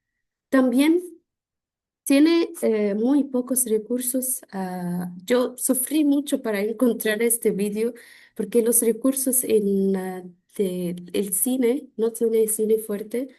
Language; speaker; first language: Spanish; non-native, fluent; Arabic